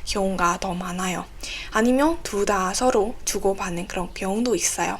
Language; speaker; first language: Korean; non-native, fluent; Burmese